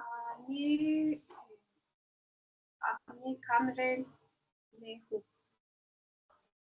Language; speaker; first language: Hindi; non-native, learner; Spanish